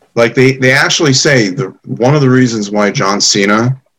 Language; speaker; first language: English; native; English